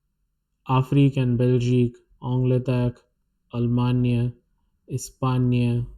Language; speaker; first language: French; non-native, fluent; Hindi